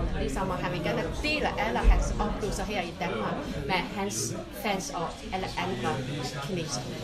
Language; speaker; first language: Danish; non-native, fluent; Chinese